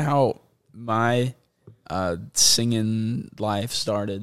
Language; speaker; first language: English; native; English